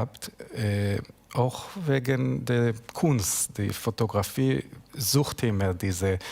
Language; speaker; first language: German; non-native, learner; Hebrew